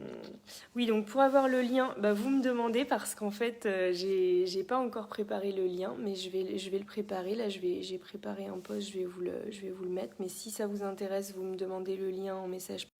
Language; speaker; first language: French; native; French